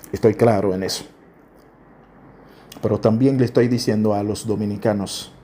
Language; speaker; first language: Spanish; non-native, fluent; Haitian Creole